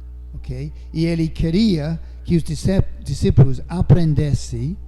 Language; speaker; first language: Portuguese; non-native, fluent; English